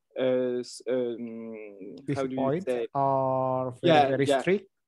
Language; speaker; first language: English; non-native, learner; Indonesian